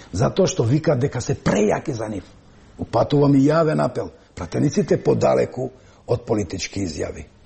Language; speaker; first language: Macedonian; non-native, local second language; Albanian